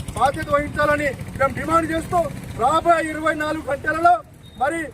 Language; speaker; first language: Telugu; non-native, local second language; Lambadi